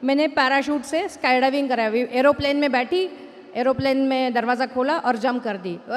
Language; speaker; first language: Hindi; non-native, local second language; Marathi